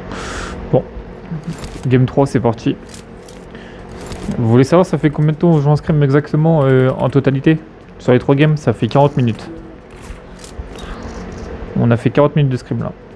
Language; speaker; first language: French; native; French